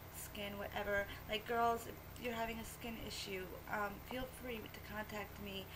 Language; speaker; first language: English; native; English